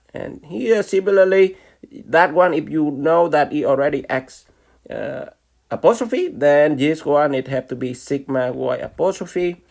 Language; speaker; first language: English; non-native, fluent; Vietnamese